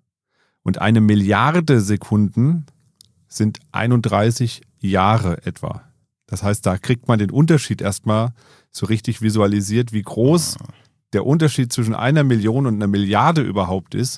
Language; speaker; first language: German; native; German